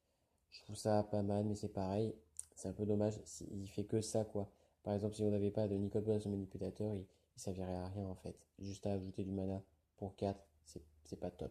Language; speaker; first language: French; native; French